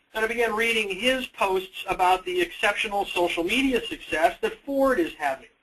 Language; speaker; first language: English; native; English